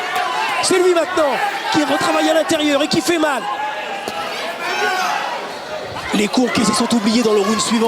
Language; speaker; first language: French; native; French